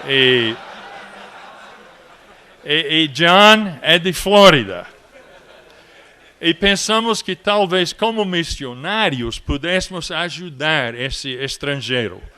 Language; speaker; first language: Portuguese; non-native, fluent; English